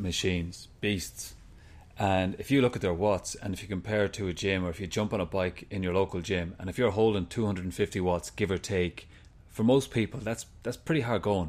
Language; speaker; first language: English; native; English